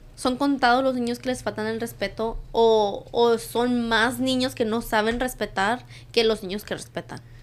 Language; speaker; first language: Spanish; early bilingual, heritage; Spanish